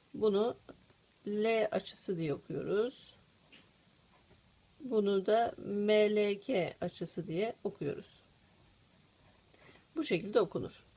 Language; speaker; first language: Turkish; native; Turkish